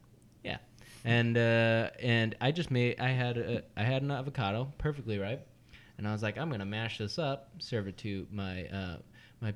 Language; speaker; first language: English; native; English